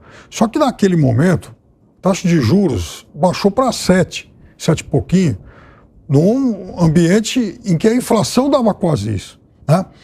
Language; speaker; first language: Portuguese; native; Portuguese